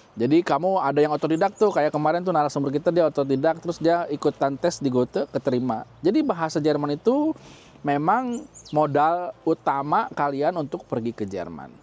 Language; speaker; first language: Indonesian; native; Indonesian